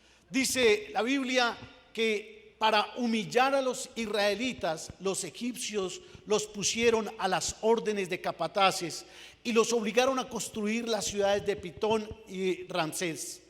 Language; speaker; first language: Spanish; native; Spanish